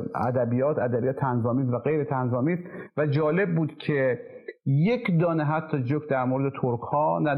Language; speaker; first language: Persian; native; Persian